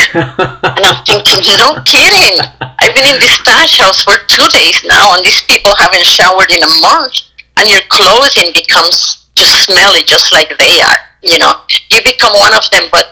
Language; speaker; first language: English; non-native, fluent; Spanish